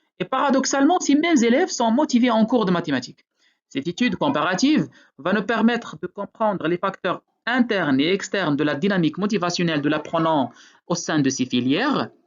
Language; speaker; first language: French; non-native, local second language; Arabic